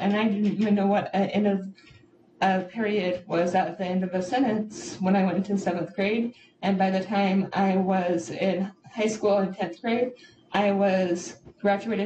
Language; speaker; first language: English; native; English